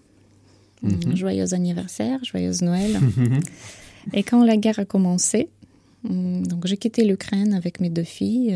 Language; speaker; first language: French; non-native, fluent; Ukrainian